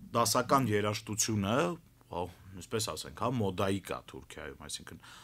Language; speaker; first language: Armenian; native; Armenian